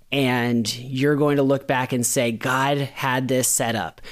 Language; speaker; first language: English; native; English